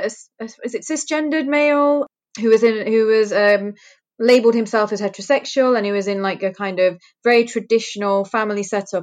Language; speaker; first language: English; native; English